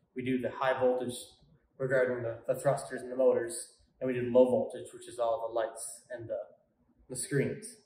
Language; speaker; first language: English; native; English